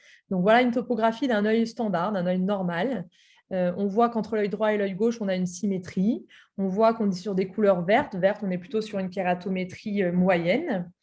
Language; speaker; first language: French; native; French